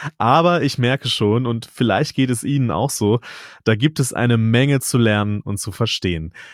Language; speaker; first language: German; native; German